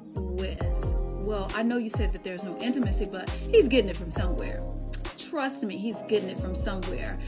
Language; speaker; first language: English; native; English